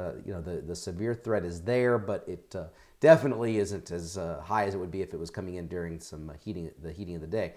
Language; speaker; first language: English; native; English